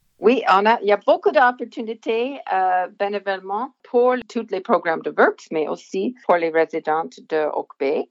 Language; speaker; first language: French; non-native, local second language; English